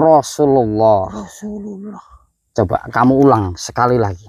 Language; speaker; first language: Indonesian; native; Indonesian